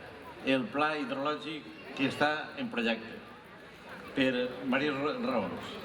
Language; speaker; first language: Catalan; native; Catalan